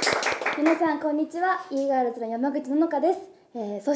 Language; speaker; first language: Japanese; native; Japanese